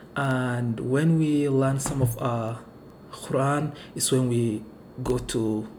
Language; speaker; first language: English; non-native, local second language; Somali